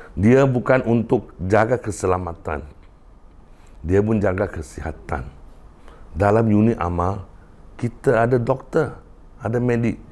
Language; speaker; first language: Malay; non-native, local second language; Cantonese